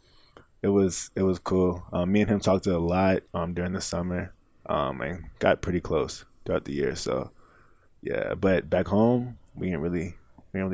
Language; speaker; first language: English; native; English